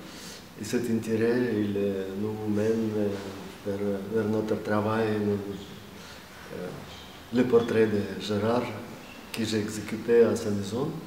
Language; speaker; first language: French; non-native, fluent; Russian